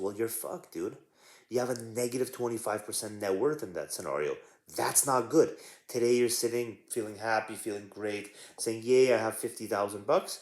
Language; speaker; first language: English; native; English